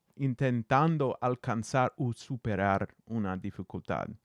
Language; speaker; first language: Spanish; non-native, learner; English